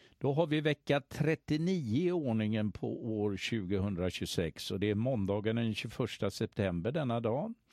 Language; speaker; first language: Swedish; native; Swedish